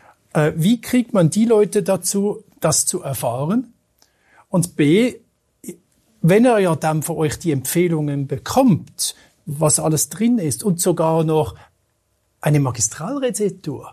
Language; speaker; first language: German; native; German